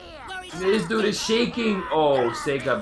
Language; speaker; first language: English; native; English